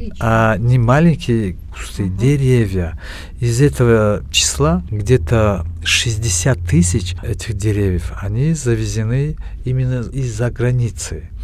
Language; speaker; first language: Russian; non-native, local second language; Tajik